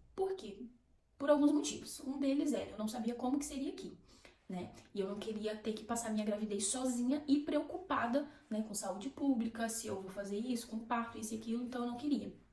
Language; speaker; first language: Portuguese; native; Portuguese